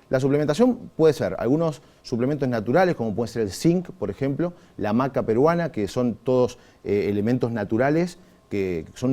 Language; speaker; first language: Spanish; native; Spanish